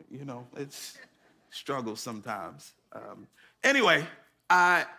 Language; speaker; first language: English; native; English